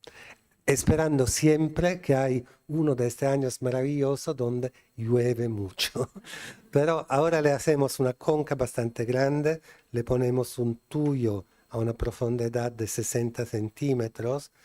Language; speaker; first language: Spanish; non-native, fluent; Italian